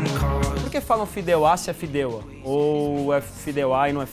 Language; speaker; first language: Portuguese; native; Portuguese